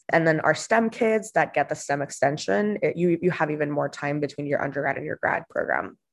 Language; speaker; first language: English; non-native, fluent; Spanish